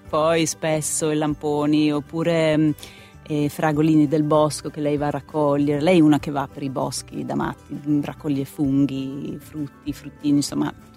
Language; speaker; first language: Italian; non-native, fluent; Swedish